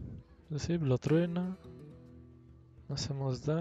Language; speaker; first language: Spanish; native; Spanish